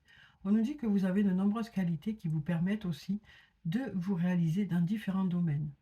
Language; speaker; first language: French; native; French